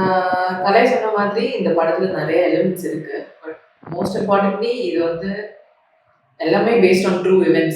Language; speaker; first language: Tamil; non-native, learner; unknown